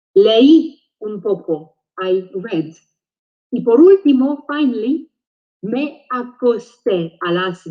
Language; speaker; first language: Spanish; non-native, fluent; English